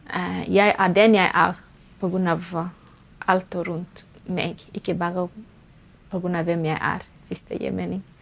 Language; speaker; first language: Norwegian; non-native, fluent; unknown